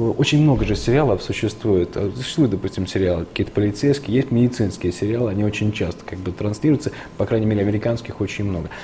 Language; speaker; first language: Russian; native; Russian